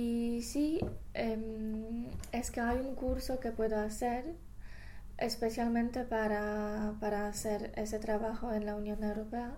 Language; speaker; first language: Spanish; non-native, fluent; English